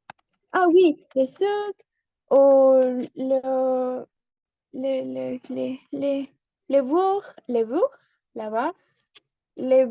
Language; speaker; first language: French; non-native, learner; Spanish